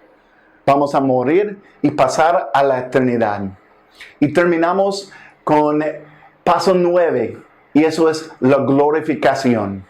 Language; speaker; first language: Spanish; non-native, fluent; English